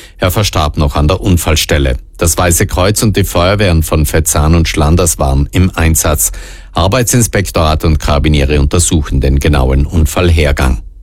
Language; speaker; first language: German; native; German